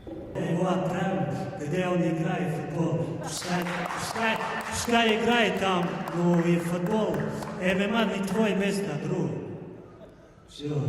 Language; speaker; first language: Russian; non-native, learner; Tajik